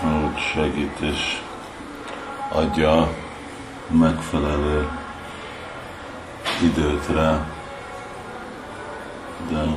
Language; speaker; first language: Hungarian; early bilingual, heritage; Hungarian